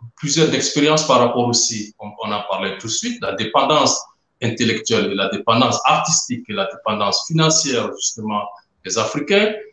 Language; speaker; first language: French; non-native, local second language; Mossi